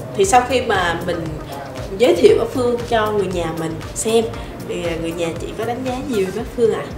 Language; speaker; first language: Vietnamese; native; Vietnamese